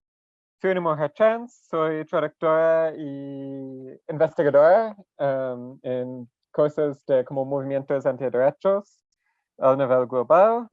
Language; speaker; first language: Spanish; non-native, fluent; English